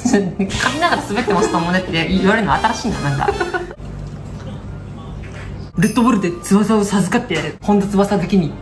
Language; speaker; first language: Japanese; native; Japanese